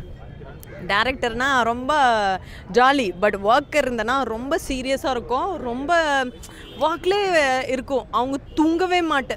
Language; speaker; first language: Tamil; non-native, fluent; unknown